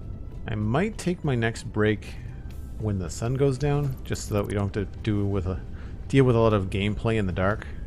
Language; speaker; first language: English; native; English